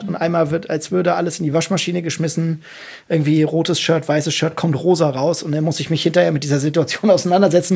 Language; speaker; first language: German; native; German